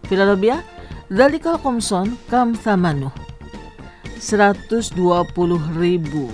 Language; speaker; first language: Arabic; non-native, fluent; Indonesian